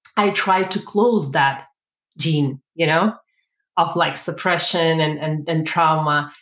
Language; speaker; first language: English; non-native, fluent; Ukrainian